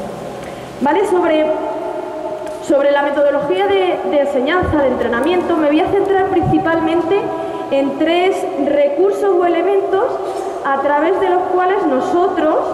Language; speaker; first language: Spanish; native; Spanish